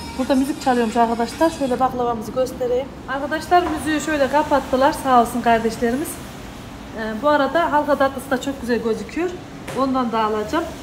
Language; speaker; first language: Turkish; native; Turkish